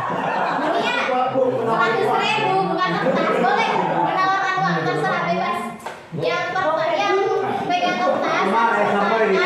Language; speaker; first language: Indonesian; native; Indonesian